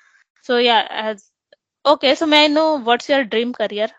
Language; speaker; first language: English; non-native, local second language; Hindi